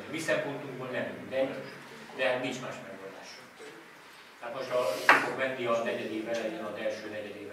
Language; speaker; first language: Hungarian; native; Hungarian